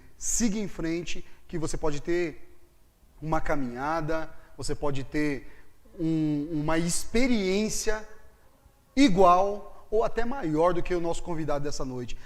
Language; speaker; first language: Portuguese; native; Portuguese